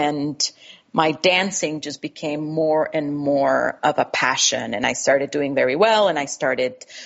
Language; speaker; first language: English; non-native, fluent; Spanish